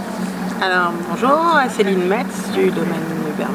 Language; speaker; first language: French; native; French